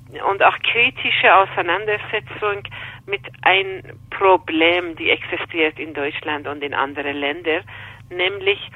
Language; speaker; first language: German; non-native, fluent; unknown